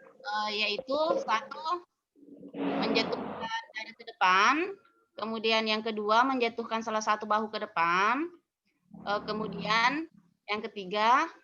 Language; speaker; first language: Indonesian; non-native, local second language; Buginese